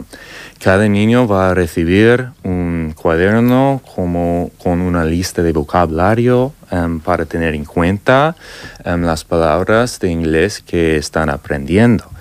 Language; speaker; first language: Spanish; non-native, fluent; English